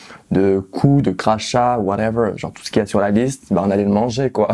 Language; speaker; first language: French; native; French